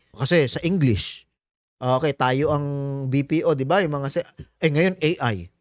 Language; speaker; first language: Filipino; native; Filipino